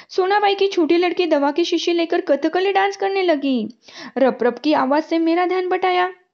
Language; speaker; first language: Hindi; non-native, local second language; Marathi